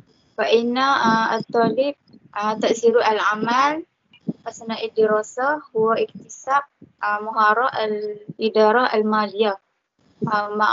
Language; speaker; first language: Arabic; non-native, learner; Malay